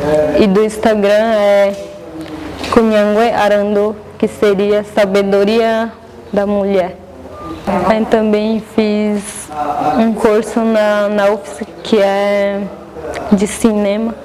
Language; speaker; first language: Portuguese; non-native, local second language; Guarani